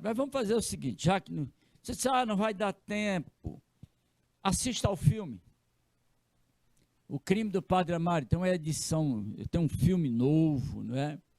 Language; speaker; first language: Portuguese; native; Portuguese